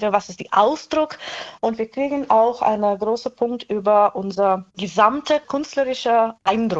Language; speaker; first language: German; non-native, fluent; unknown